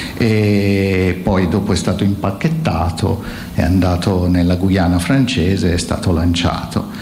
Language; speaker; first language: Italian; native; Italian